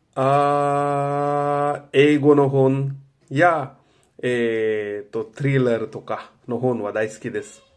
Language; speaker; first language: Japanese; non-native, fluent; Marathi